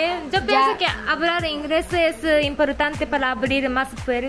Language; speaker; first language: Spanish; non-native, learner; Japanese